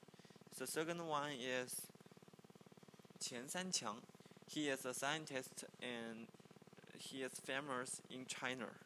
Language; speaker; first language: English; non-native, learner; Chinese